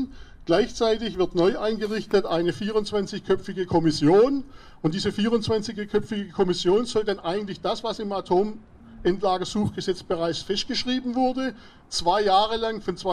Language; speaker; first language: German; native; German